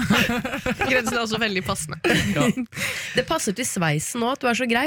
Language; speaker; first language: Norwegian; native; Norwegian